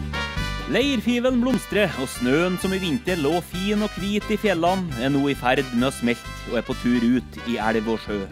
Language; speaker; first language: Norwegian; native; Norwegian